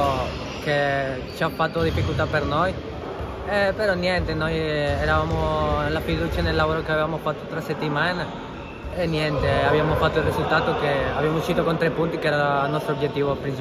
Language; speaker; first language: Italian; non-native, fluent; Spanish